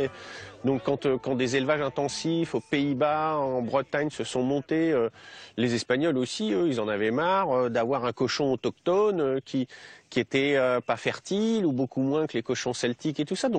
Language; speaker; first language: French; native; French